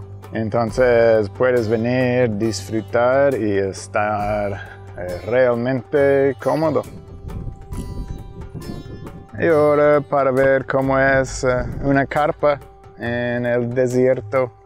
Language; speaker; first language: Spanish; non-native, fluent; English